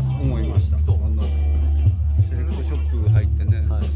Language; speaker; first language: Japanese; native; Japanese